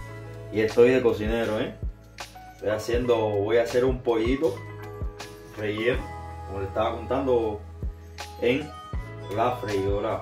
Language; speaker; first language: Spanish; native; Spanish